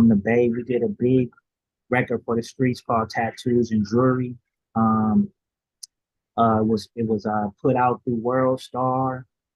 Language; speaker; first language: English; native; English